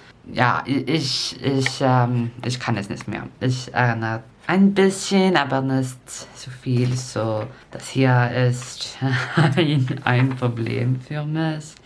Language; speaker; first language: German; non-native, learner; English